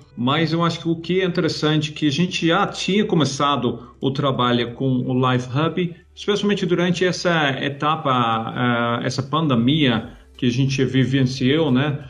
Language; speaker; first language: Portuguese; non-native, fluent; German